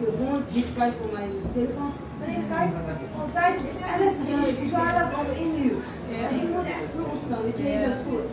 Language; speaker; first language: Dutch; non-native, learner; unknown